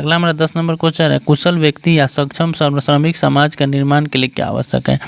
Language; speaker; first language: Hindi; native; Hindi